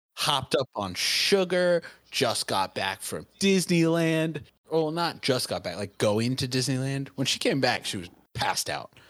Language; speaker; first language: English; native; English